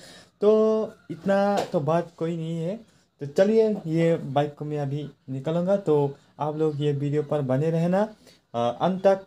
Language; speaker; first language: Hindi; non-native, local second language; Kok Borok